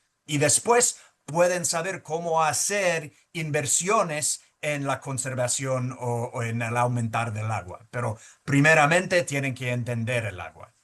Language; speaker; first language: Spanish; early bilingual, heritage; Spanish